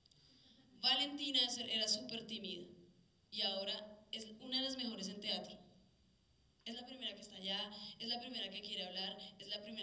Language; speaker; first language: Spanish; native; Spanish